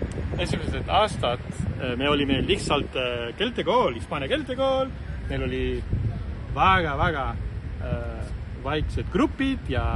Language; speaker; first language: Estonian; non-native, fluent; Spanish